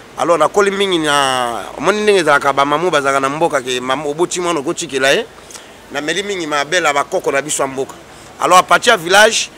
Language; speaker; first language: Lingala; native; Lingala